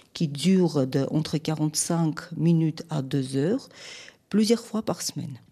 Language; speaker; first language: French; non-native, fluent; Armenian